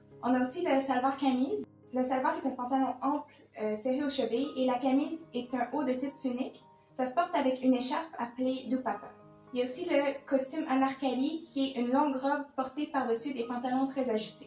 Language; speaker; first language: French; native; French